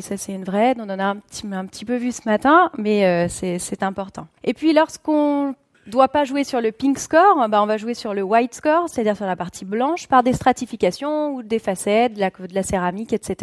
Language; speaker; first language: French; native; French